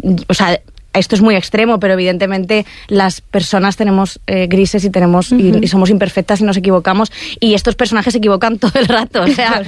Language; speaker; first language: Spanish; native; Spanish